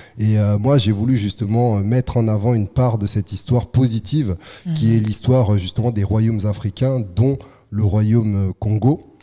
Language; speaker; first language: French; early bilingual, other home language; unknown